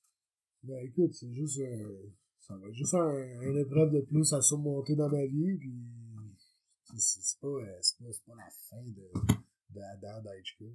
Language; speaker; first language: French; native; French